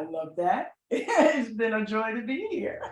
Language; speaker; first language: English; native; English